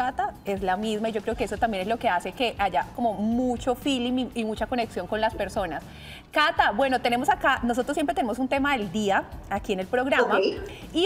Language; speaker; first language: Spanish; native; Spanish